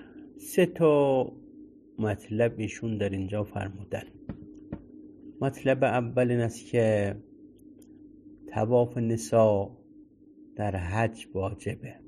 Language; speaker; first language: Persian; native; Persian